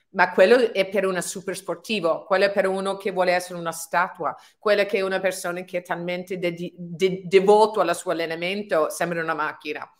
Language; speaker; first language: Italian; non-native, fluent; English